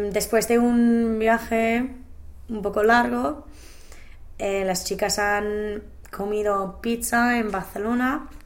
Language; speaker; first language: Spanish; non-native, learner; English